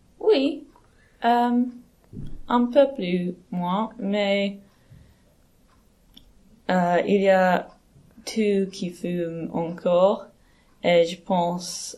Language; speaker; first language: French; non-native, learner; English